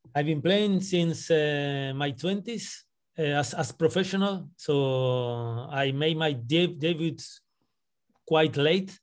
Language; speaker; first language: English; non-native, fluent; Spanish